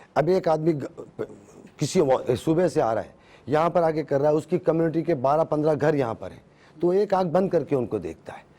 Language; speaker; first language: Urdu; native; Urdu